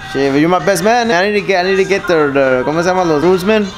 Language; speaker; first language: Spanish; early bilingual, heritage; Spanish